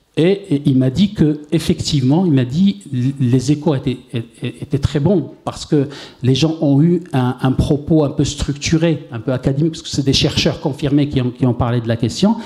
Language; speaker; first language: French; non-native, local second language; Arabic